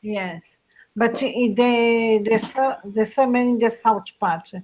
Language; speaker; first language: English; non-native, fluent; Portuguese